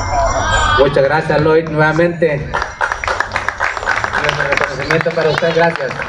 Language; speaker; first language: Spanish; native; Spanish